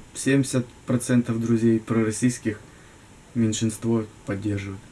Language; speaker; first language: Ukrainian; non-native, local second language; Russian